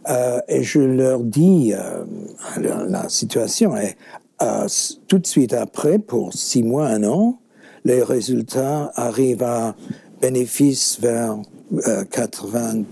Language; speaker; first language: French; non-native, fluent; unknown